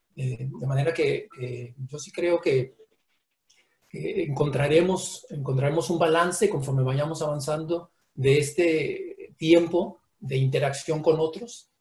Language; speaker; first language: Spanish; native; Spanish